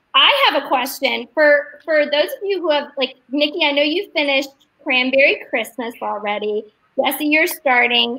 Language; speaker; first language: English; native; English